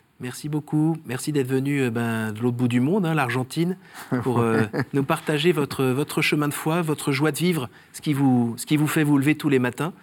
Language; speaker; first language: French; native; French